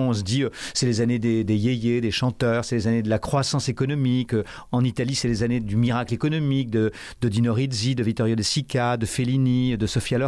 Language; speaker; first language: French; native; French